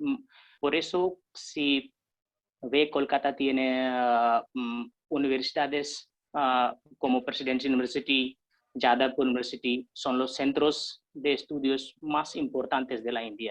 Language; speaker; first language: Spanish; non-native, fluent; Hindi